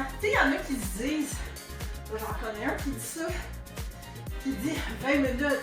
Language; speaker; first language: French; native; French